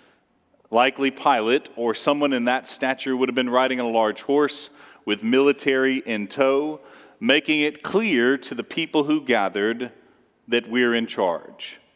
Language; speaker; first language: English; native; English